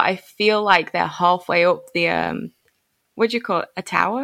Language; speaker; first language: English; native; English